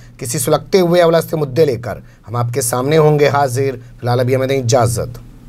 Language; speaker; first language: Hindi; native; Hindi